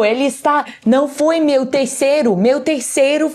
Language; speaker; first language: Portuguese; non-native, learner; English